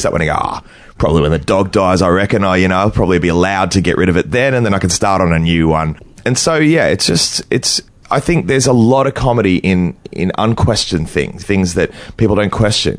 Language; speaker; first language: English; native; English